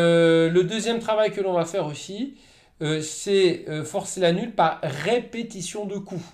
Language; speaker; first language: French; native; French